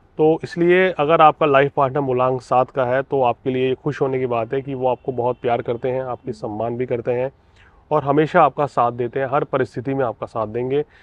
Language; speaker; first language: Hindi; native; Hindi